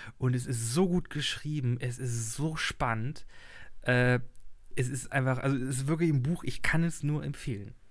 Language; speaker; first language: German; native; German